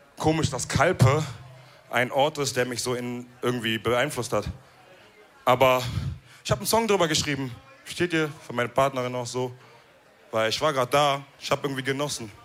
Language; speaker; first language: German; early bilingual, other home language; Wolof